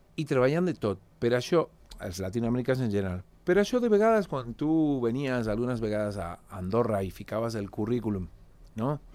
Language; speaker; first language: Catalan; non-native, fluent; Spanish